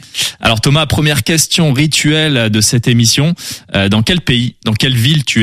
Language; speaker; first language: French; native; French